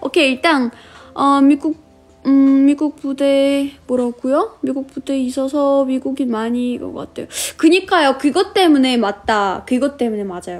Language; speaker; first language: Korean; non-native, fluent; Russian